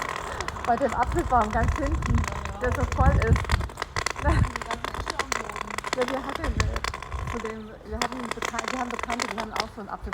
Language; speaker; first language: German; native; German